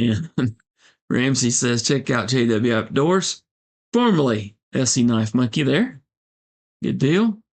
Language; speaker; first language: English; native; English